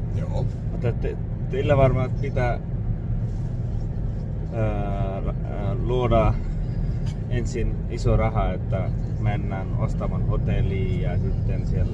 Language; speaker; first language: Finnish; non-native, learner; Bangla